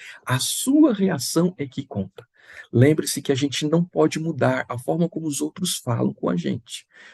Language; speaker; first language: Portuguese; native; Portuguese